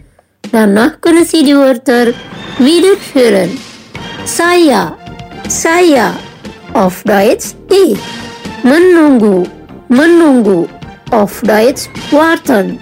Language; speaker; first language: German; non-native, fluent; Indonesian